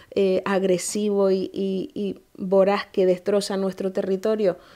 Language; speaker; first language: Spanish; native; Spanish